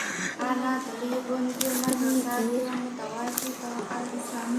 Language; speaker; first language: Arabic; non-native, learner; Indonesian